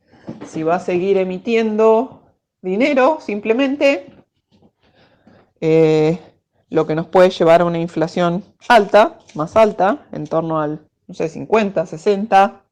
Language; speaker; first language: Spanish; native; Spanish